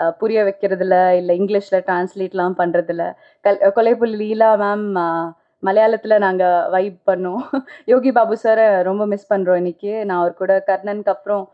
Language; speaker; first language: Tamil; non-native, local second language; Malayalam